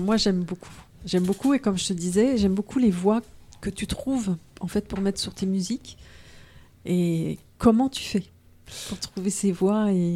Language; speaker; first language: French; native; French